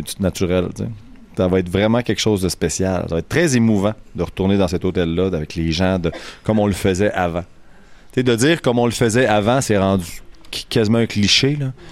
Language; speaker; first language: French; native; French